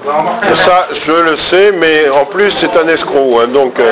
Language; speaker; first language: French; native; French